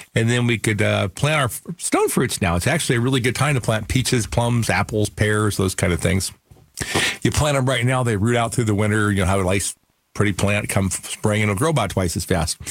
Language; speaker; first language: English; native; English